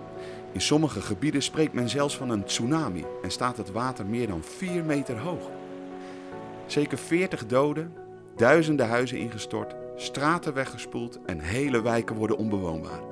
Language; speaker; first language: Dutch; native; Dutch